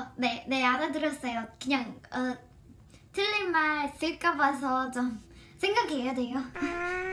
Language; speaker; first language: Korean; non-native, learner; English